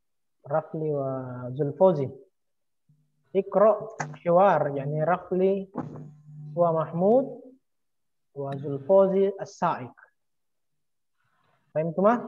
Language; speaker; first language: Arabic; non-native, fluent; Indonesian